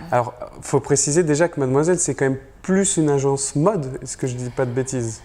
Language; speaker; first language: French; native; French